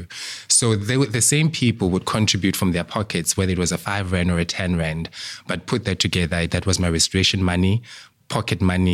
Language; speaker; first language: English; non-native, local second language; Southern Sotho